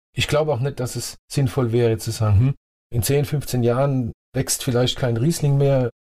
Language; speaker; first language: German; native; German